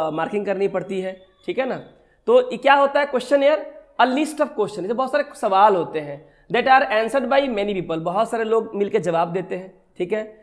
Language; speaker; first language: Hindi; native; Hindi